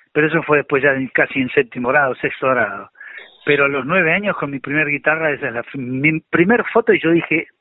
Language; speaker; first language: Spanish; native; Spanish